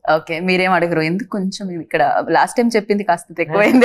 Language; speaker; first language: Telugu; native; Telugu